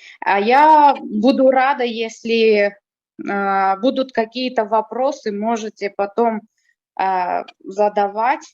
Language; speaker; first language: Russian; non-native, fluent; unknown